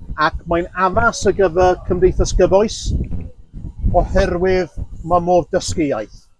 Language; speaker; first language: Welsh; early bilingual, heritage; Welsh